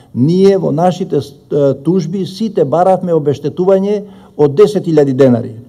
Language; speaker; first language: Macedonian; non-native, local second language; Albanian